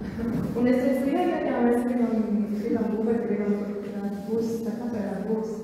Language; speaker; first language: Latvian; non-native, learner; German